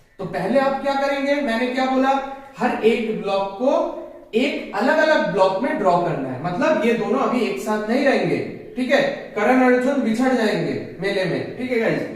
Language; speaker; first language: Hindi; native; Hindi